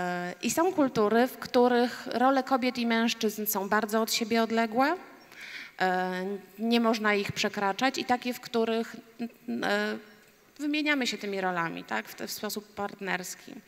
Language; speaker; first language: Polish; native; Polish